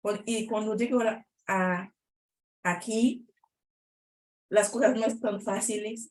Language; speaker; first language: Spanish; non-native, learner; Haitian Creole